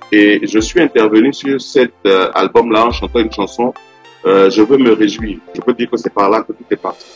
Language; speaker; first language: French; non-native, local second language; Yoruba